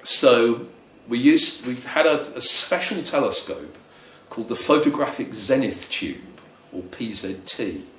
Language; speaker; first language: English; native; English